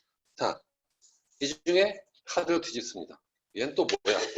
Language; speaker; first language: Korean; native; Korean